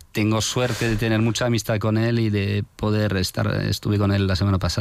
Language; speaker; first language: Spanish; non-native, fluent; French